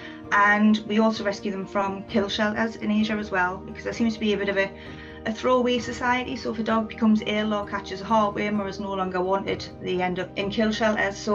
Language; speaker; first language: English; native; English